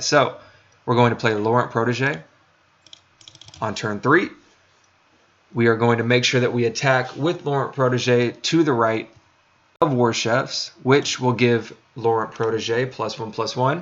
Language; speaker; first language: English; native; English